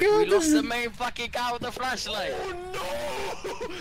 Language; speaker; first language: English; native; English